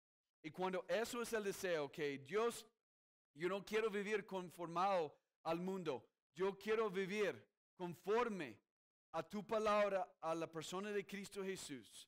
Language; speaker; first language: Spanish; non-native, fluent; English